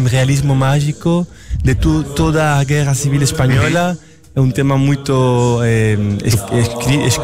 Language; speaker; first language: Portuguese; non-native, learner; Spanish